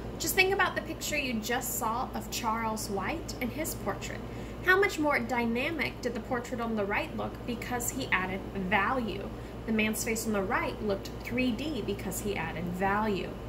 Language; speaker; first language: English; native; English